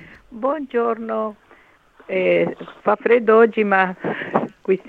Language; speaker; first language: Italian; early bilingual, heritage; Spanish